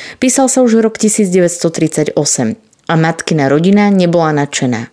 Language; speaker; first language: Slovak; native; Slovak